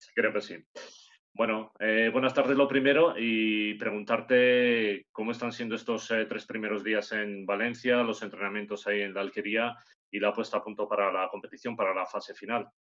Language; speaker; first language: Spanish; native; Spanish